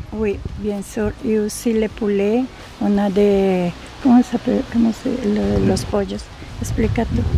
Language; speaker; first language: French; non-native, learner; Spanish